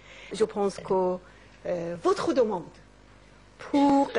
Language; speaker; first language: French; non-native, learner; Persian